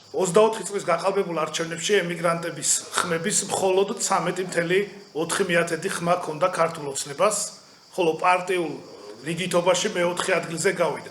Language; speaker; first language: Georgian; native; Georgian